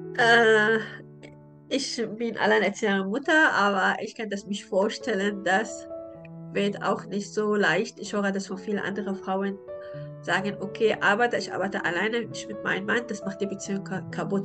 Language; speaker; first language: German; non-native, learner; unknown